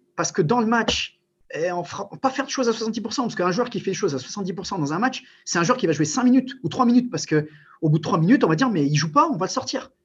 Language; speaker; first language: French; early bilingual, other home language; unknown